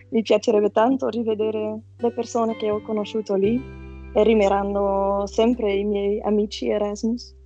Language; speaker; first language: Italian; non-native, fluent; Dutch